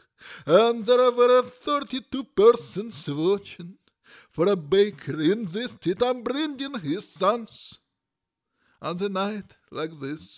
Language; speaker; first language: English; non-native, fluent; Ukrainian